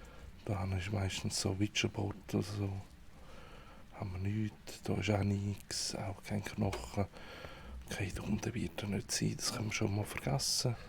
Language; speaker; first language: German; native; German